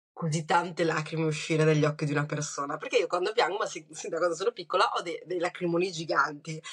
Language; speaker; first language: Italian; early bilingual, other home language; Kinyarwanda